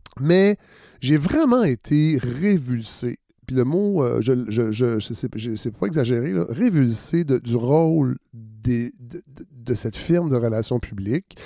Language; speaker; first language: French; native; French